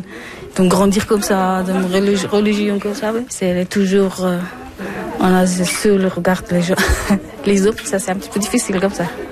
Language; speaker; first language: French; non-native, learner; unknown